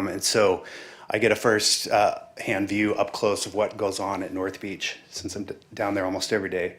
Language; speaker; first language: English; native; English